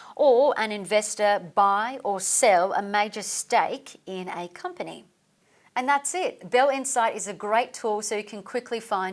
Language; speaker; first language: English; native; English